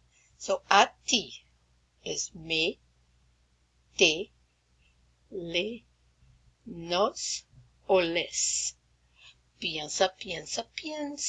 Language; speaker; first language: Spanish; non-native, fluent; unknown